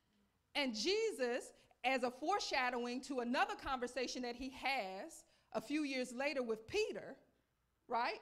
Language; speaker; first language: English; native; English